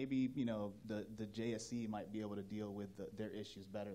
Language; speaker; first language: English; native; English